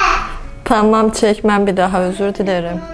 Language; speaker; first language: Turkish; native; Turkish